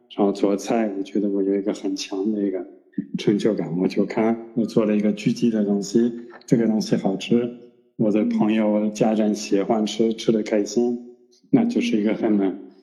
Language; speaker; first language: Chinese; non-native, fluent; French